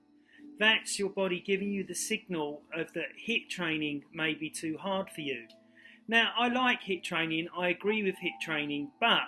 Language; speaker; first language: English; native; English